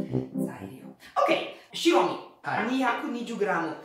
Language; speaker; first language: Japanese; non-native, learner; Italian